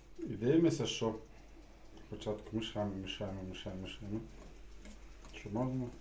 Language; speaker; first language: Ukrainian; native; Ukrainian